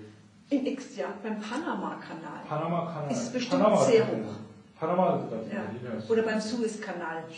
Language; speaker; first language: German; native; German